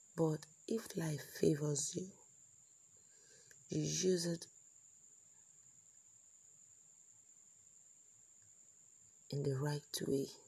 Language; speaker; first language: English; non-native, local second language; Igbo